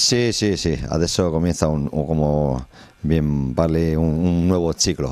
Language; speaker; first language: Italian; non-native, learner; Spanish